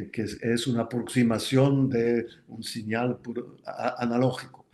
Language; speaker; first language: Spanish; non-native, fluent; French